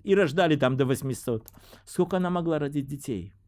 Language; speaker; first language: Russian; native; Russian